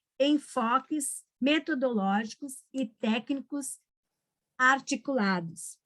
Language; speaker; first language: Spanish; non-native, learner; Portuguese